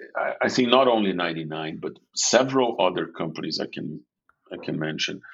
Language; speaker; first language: English; non-native, fluent; Portuguese